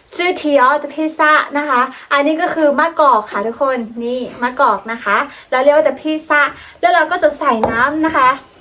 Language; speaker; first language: Thai; non-native, local second language; Karen languages